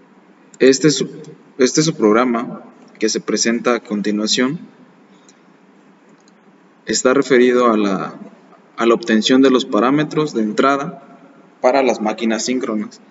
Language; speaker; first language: Spanish; native; Spanish